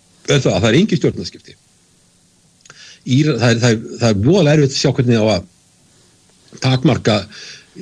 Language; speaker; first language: Icelandic; native; Icelandic